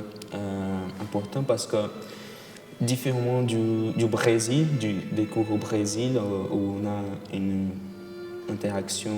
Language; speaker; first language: French; non-native, fluent; Portuguese